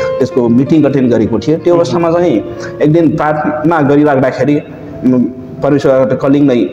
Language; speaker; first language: Nepali; non-native, local second language; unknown